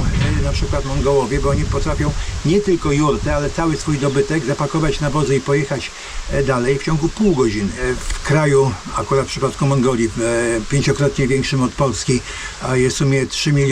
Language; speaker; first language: Polish; native; Polish